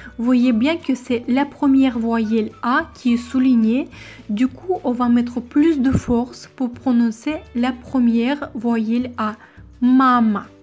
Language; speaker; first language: French; non-native, fluent; Russian